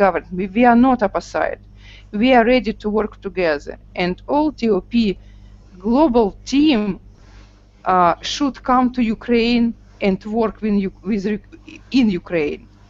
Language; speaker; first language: English; non-native, learner; Russian